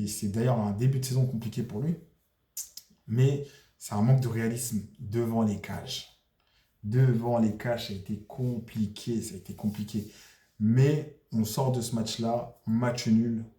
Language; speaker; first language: French; native; French